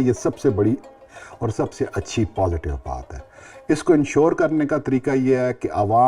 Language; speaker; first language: Urdu; native; Urdu